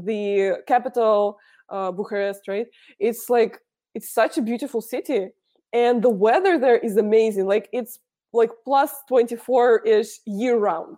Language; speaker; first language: English; non-native, fluent; Russian